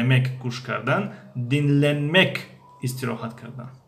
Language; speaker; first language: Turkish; non-native, fluent; Tajik